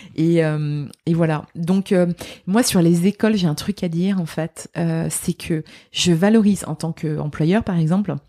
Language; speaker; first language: French; native; French